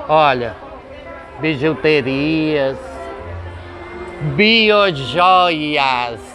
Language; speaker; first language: Portuguese; native; Portuguese